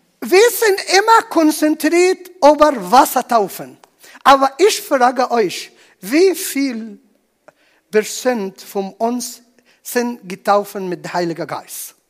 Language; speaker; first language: German; non-native, learner; Arabic